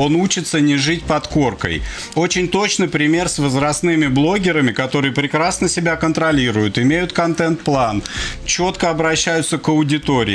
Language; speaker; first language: Russian; native; Russian